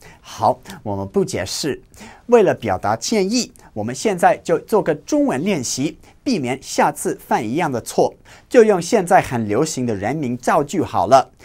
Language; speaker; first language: Chinese; non-native, fluent; English